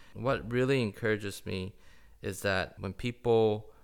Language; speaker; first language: English; early bilingual, other home language; Chinese